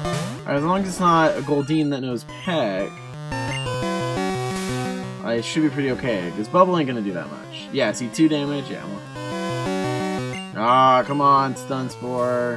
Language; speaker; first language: English; native; English